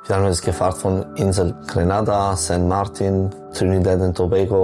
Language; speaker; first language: German; non-native, local second language; French